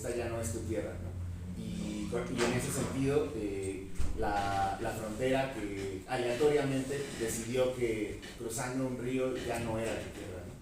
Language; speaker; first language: Spanish; native; Spanish